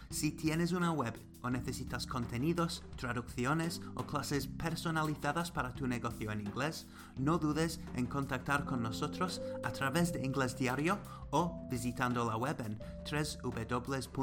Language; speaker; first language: Spanish; non-native, fluent; English